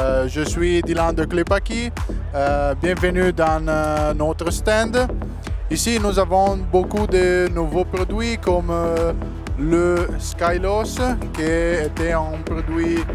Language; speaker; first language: French; non-native, learner; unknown